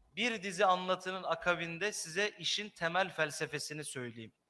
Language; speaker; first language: Turkish; native; Turkish